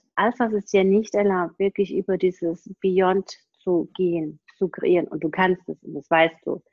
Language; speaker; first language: German; native; German